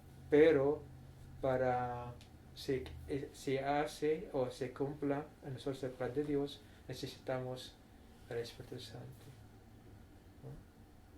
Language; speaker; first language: Spanish; non-native, fluent; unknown